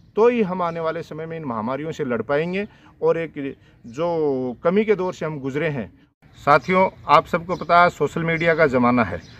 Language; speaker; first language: Hindi; native; Hindi